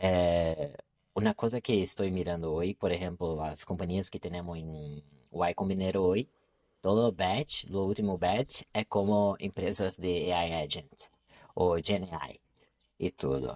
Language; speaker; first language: Spanish; non-native, local second language; Portuguese